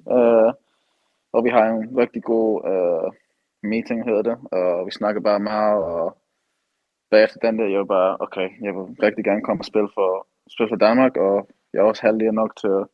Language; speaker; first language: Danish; early bilingual, heritage; English